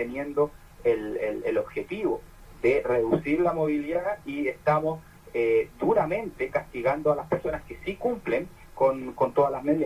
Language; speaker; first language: Spanish; native; Spanish